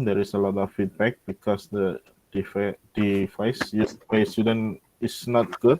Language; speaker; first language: English; non-native, local second language; Indonesian